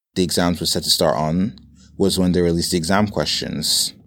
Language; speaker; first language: English; native; English